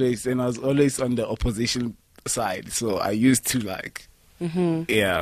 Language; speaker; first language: English; non-native, local second language; Northern Sotho